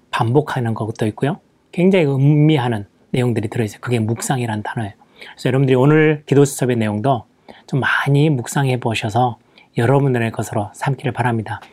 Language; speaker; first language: Korean; native; Korean